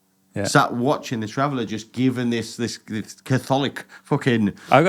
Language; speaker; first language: English; native; English